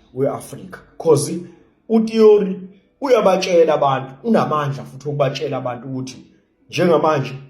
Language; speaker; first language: Zulu; native; Zulu